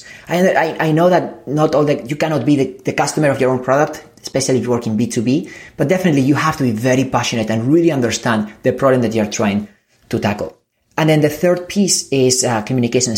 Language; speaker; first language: English; non-native, fluent; Spanish